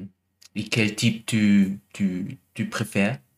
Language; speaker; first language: French; non-native, learner; German